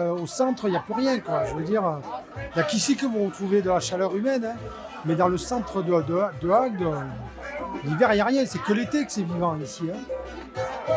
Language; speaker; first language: French; native; French